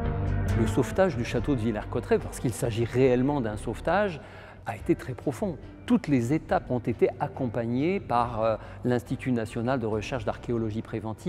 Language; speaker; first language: French; native; French